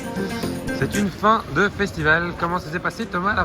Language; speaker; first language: French; native; French